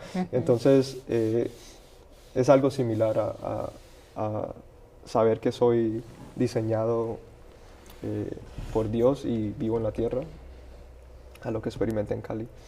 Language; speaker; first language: Spanish; early bilingual, heritage; Spanish